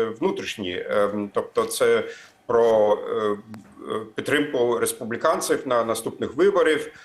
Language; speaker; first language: Ukrainian; non-native, fluent; German